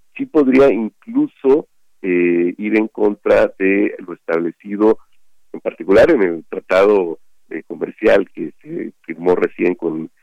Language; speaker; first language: Spanish; native; Spanish